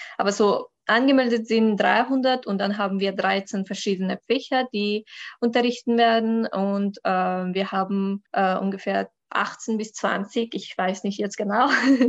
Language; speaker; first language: German; non-native, learner; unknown